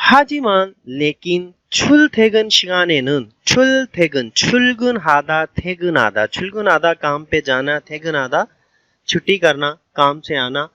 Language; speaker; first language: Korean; non-native, learner; Urdu